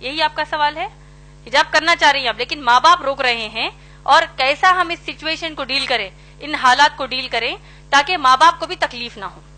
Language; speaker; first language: Urdu; native; Urdu